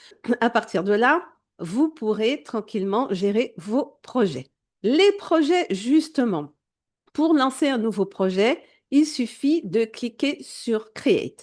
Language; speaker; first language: French; native; French